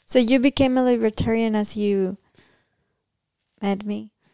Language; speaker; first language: English; non-native, fluent; Spanish